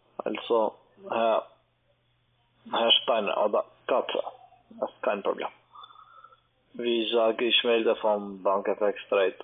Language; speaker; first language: German; non-native, learner; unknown